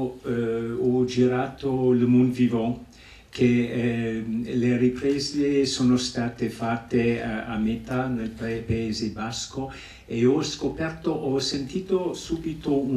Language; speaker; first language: Italian; non-native, fluent; English